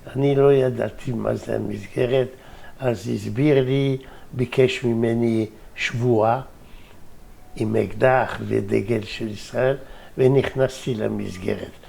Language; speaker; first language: Hebrew; non-native, fluent; French